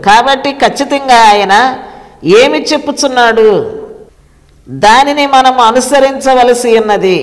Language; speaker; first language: Telugu; native; Telugu